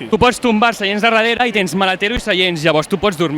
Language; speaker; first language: Catalan; native; Catalan